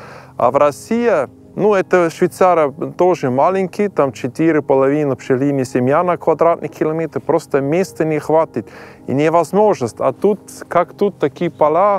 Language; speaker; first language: Russian; non-native, learner; German